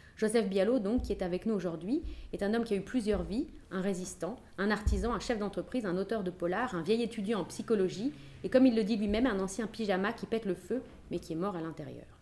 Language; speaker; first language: French; native; French